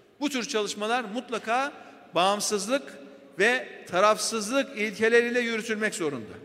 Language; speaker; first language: Turkish; native; Turkish